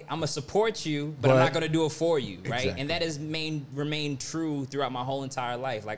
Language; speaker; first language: English; native; English